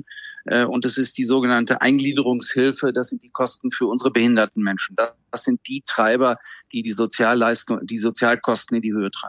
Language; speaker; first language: German; native; German